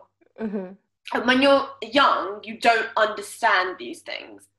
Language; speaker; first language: English; native; English